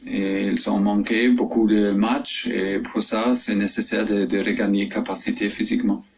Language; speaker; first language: French; non-native, fluent; German